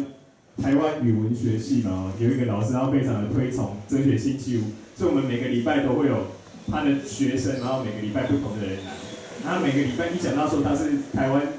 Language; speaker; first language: Chinese; native; Chinese